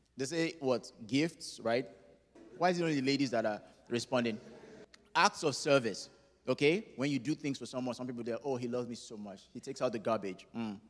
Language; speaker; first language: English; non-native, local second language; Yoruba